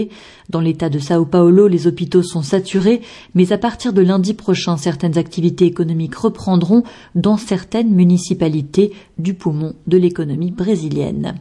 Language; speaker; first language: French; native; French